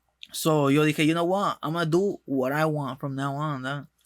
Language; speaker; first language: English; early bilingual, other home language; Spanish